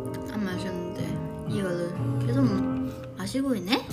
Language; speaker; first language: Korean; non-native, learner; Chinese